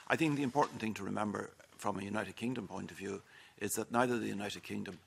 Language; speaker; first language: English; native; English